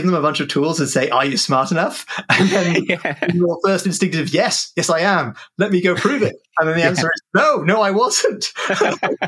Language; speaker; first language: English; native; English